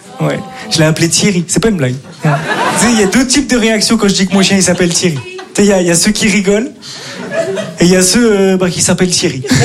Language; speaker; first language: French; native; French